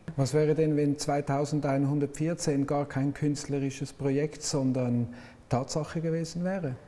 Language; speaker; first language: German; native; German